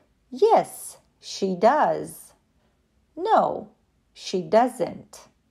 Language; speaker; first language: English; non-native, fluent; Polish